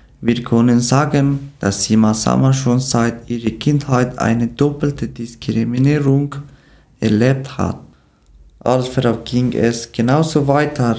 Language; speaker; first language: German; non-native, learner; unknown